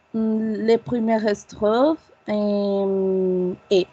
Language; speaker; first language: French; non-native, learner; Spanish